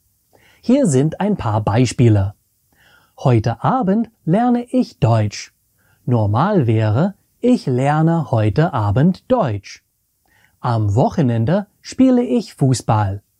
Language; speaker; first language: German; non-native, fluent; English